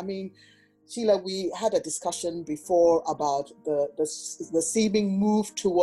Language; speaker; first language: English; non-native, local second language; Akan